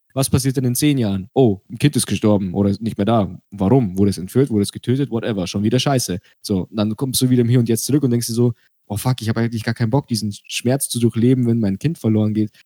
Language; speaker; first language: German; early bilingual, other home language; Russian